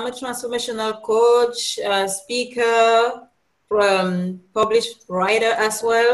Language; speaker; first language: English; non-native, local second language; French